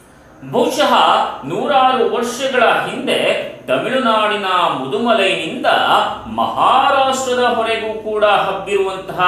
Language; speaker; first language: Kannada; native; Kannada